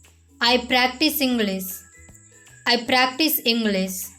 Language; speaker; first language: English; non-native, local second language; Hindi